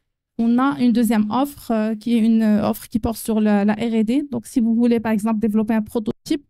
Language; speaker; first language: French; non-native, local second language; Arabic